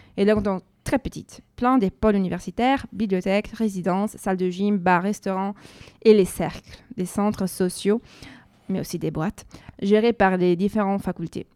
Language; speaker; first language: French; non-native, fluent; Italian